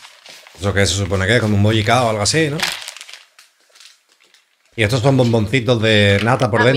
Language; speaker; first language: Spanish; native; Spanish